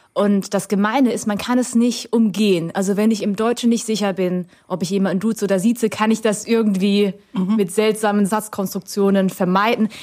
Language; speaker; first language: German; early bilingual, other home language; Vietnamese